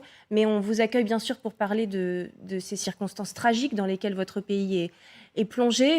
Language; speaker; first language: French; native; French